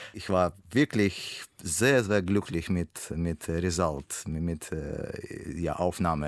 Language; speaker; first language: German; non-native, learner; Russian